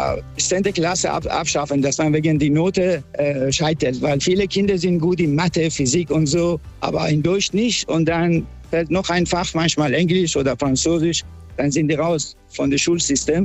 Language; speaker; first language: German; non-native, fluent; Persian